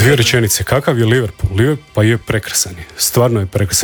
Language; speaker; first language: Serbian; native; Serbian